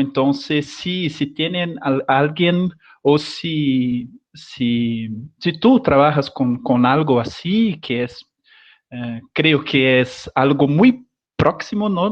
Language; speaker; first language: Spanish; non-native, learner; Portuguese